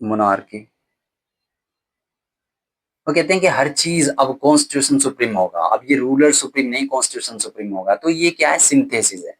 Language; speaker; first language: Hindi; native; Hindi